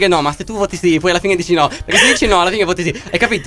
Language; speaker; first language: Italian; native; Italian